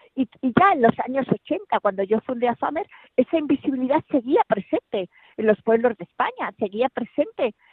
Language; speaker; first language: Spanish; native; Spanish